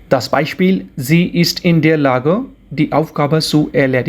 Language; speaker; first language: German; non-native, fluent; Hindi